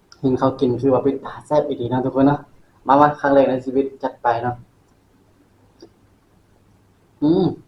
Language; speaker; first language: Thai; non-native, local second language; Northeastern Thai